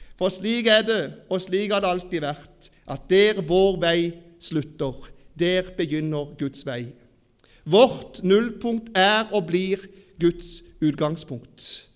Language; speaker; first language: Norwegian; native; Norwegian